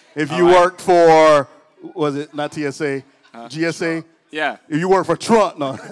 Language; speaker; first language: English; early bilingual, other home language; Spanish